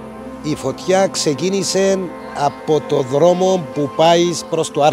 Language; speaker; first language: Greek; native; Greek